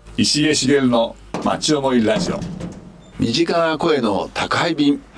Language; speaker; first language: Japanese; native; Japanese